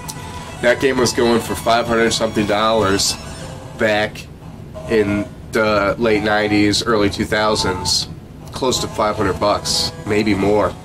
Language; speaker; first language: English; native; English